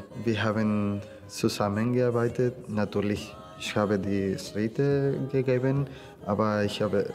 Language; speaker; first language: German; non-native, fluent; Spanish